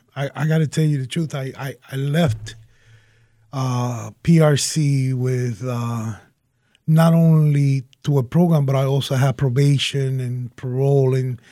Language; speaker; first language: English; early bilingual, other home language; Spanish